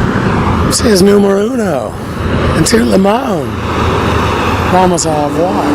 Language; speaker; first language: Spanish; non-native, learner; English